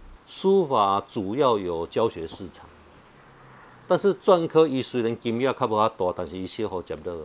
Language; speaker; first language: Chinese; non-native, local second language; Min Nan Chinese